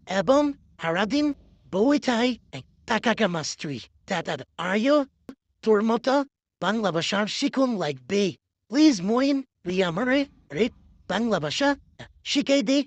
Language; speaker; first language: Bangla; non-native, learner; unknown